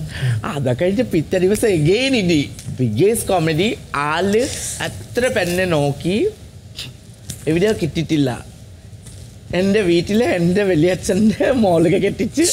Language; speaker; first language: Malayalam; non-native, fluent; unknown